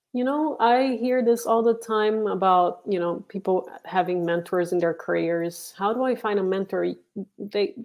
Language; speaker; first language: English; non-native, fluent; Portuguese